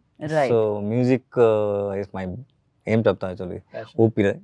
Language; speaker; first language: Telugu; non-native, learner; Kannada